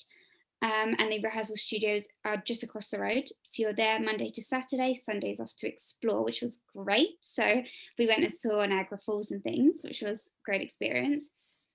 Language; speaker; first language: English; native; English